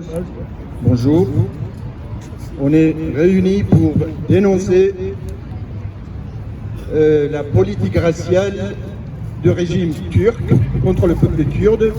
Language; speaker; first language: French; non-native, learner; Kurdish